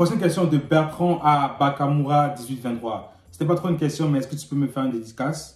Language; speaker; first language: French; native; French